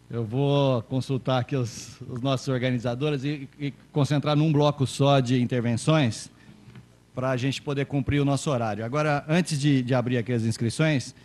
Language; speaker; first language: Portuguese; native; Portuguese